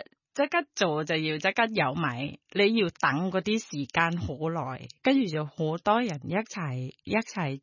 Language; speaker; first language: Cantonese; non-native, fluent; Thai